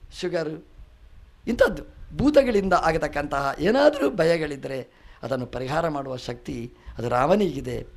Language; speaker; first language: Kannada; non-native, local second language; Tulu